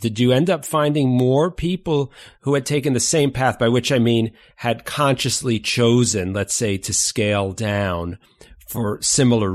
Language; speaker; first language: English; native; English